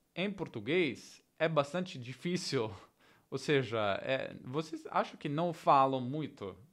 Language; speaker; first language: Portuguese; non-native, fluent; Italian